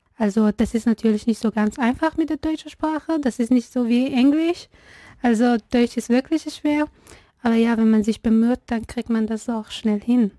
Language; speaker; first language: German; non-native, fluent; Persian